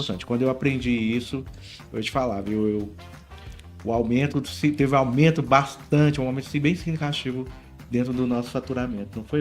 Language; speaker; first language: Portuguese; native; Portuguese